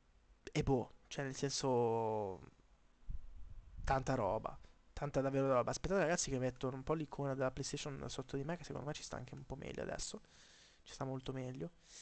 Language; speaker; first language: Italian; native; Italian